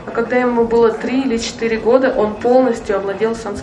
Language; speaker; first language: Russian; native; Russian